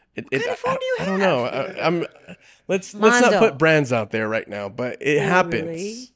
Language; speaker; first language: English; early bilingual, other home language; Spanish